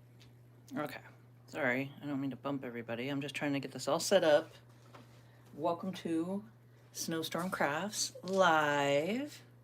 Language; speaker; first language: English; native; English